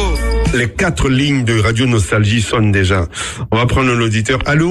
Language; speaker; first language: French; non-native, local second language; Akan